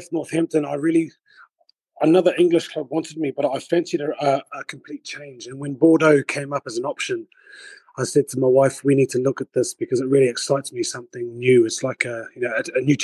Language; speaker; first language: English; native; English